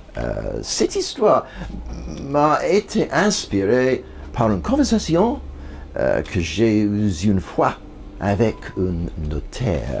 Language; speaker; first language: French; non-native, learner; English